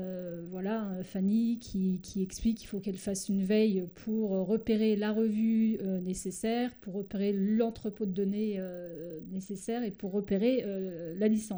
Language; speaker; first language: French; native; French